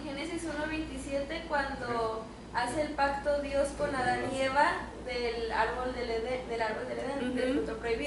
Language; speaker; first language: Spanish; native; Spanish